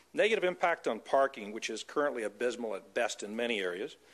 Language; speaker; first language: English; native; English